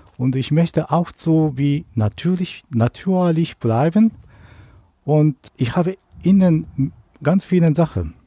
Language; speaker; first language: German; non-native, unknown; Japanese